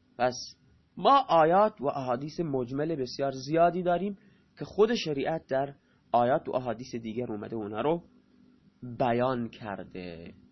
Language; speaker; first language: Persian; non-native, local second language; Baluchi